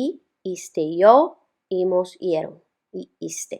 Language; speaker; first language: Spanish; non-native, fluent; English